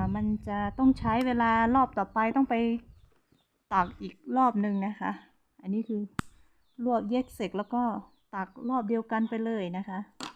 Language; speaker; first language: Thai; non-native, local second language; Hmong